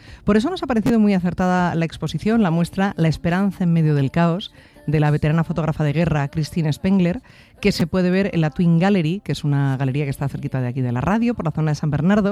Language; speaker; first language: Spanish; native; Spanish